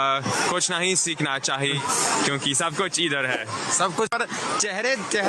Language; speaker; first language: Hindi; non-native, learner; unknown